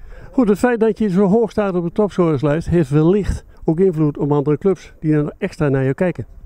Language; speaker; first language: Dutch; native; Dutch